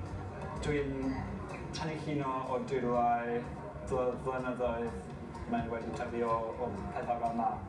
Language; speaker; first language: Welsh; non-native, local second language; English